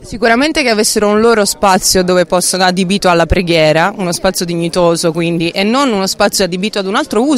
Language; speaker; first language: Italian; native; Italian